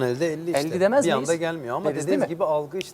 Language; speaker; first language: Turkish; native; Turkish